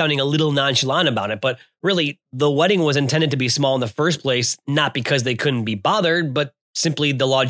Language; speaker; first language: English; native; English